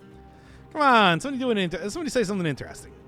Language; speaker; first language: English; native; English